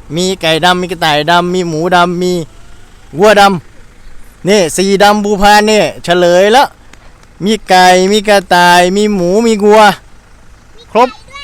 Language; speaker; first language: Thai; native; Thai